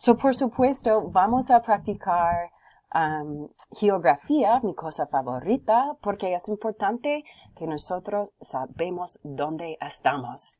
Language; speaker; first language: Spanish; non-native, learner; English